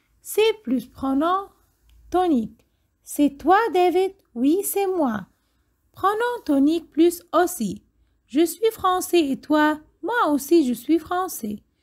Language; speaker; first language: French; non-native, fluent; Arabic